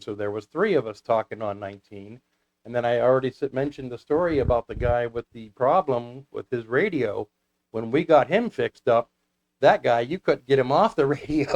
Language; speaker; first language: English; native; English